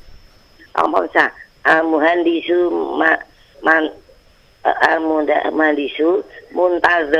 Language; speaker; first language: Arabic; non-native, learner; Indonesian